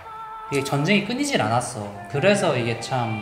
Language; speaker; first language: Korean; native; Korean